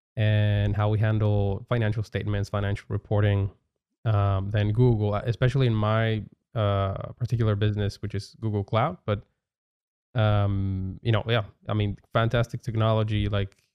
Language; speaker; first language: English; non-native, fluent; Spanish